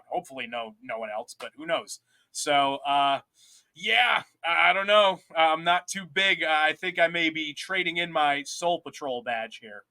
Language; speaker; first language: English; native; English